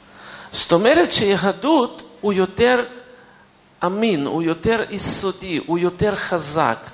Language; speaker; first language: Hebrew; non-native, fluent; Russian